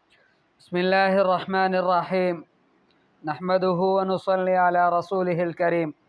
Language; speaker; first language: Arabic; non-native, fluent; Urdu